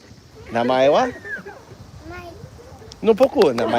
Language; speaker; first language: Japanese; non-native, learner; English